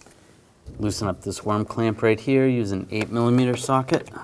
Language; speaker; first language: English; native; English